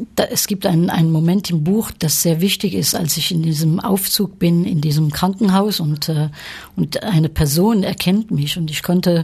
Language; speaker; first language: German; early bilingual, heritage; French